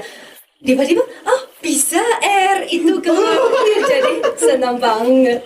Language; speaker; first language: Indonesian; non-native, fluent; Chinese